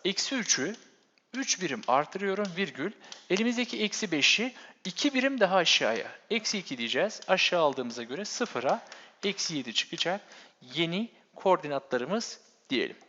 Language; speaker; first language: Turkish; native; Turkish